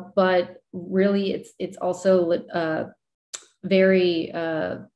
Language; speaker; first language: English; native; English